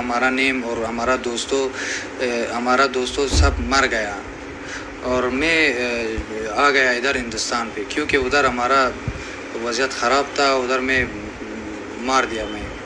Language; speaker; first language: Hindi; non-native, learner; Persian